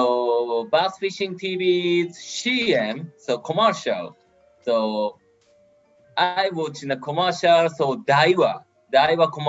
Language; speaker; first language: English; non-native, learner; Japanese